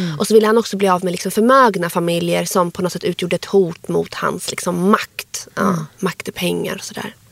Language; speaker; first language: Swedish; early bilingual, other home language; Arabic